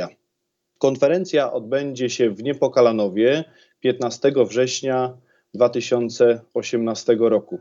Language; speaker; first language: Polish; native; Polish